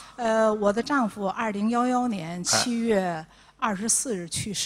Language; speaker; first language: Chinese; native; Chinese